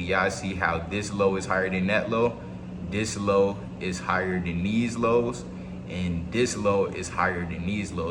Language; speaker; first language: English; native; English